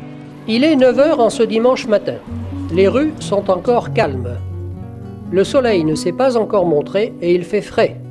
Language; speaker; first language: French; native; French